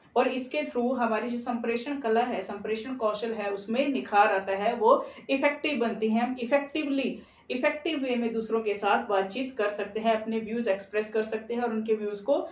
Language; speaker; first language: Hindi; non-native, local second language; Punjabi